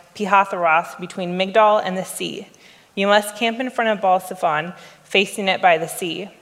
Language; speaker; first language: English; native; English